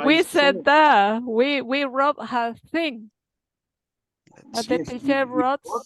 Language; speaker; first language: English; non-native, learner; Spanish